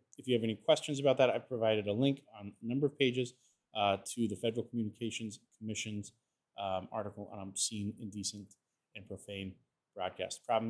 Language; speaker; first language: English; native; English